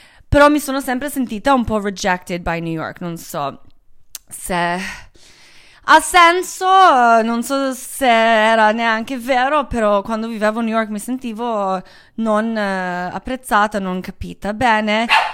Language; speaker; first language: Italian; native; Italian